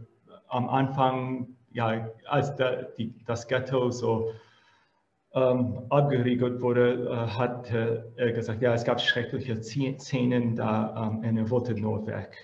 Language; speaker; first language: German; non-native, fluent; English